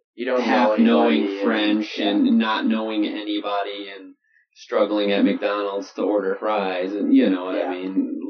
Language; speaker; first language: English; native; English